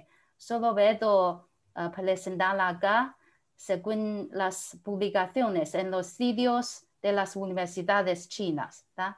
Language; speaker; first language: Spanish; non-native, fluent; Chinese